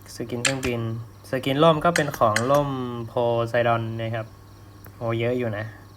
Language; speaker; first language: Thai; native; Thai